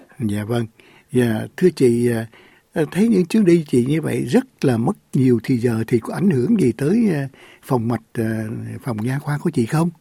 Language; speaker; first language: Vietnamese; native; Vietnamese